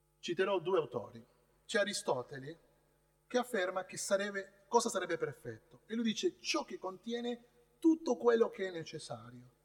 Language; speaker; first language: Italian; non-native, fluent; Spanish